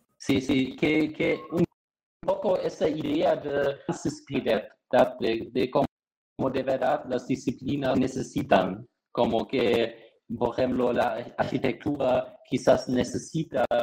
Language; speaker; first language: Spanish; non-native, fluent; German